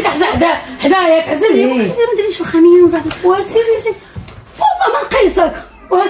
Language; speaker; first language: Arabic; native; Arabic